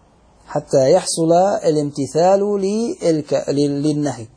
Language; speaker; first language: Arabic; native; Arabic